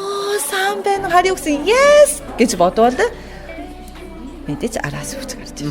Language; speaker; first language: Mongolian; non-native, fluent; Japanese